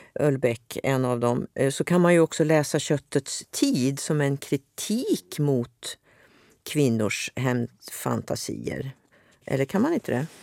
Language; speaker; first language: Swedish; native; Swedish